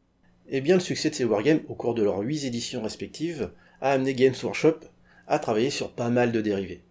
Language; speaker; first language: French; native; French